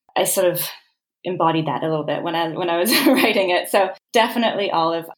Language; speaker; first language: English; native; English